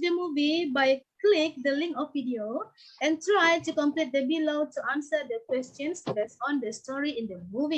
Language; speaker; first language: English; non-native, learner; Indonesian